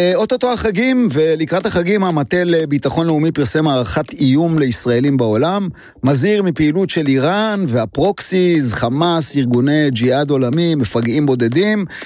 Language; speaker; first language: Hebrew; native; Hebrew